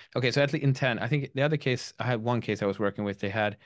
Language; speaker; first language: English; non-native, fluent; Swedish